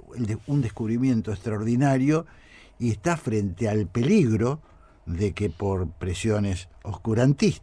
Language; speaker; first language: Spanish; native; Spanish